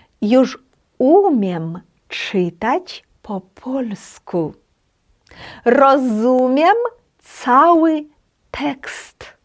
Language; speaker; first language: Polish; non-native, fluent; Ukrainian